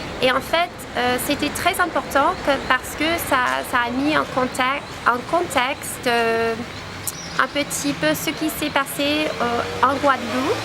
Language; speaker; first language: French; non-native, fluent; English